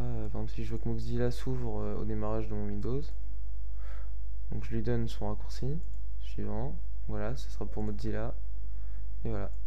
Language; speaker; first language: French; native; French